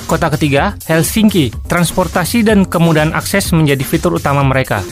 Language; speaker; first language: Indonesian; non-native, local second language; Javanese